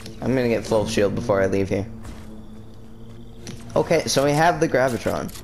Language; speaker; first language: English; native; English